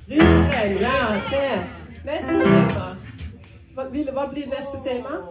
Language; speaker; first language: Norwegian; non-native, fluent; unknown